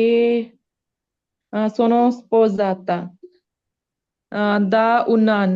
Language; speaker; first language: Italian; non-native, learner; Punjabi